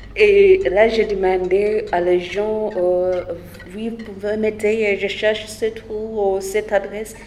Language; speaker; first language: French; non-native, fluent; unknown